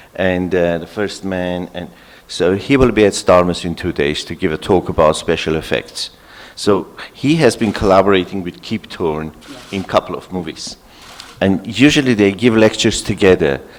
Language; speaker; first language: English; non-native, fluent; Armenian